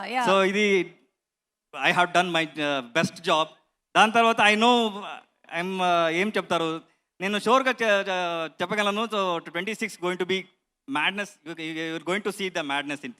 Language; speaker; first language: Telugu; non-native, learner; Kannada